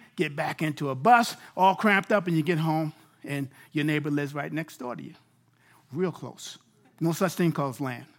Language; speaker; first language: English; native; English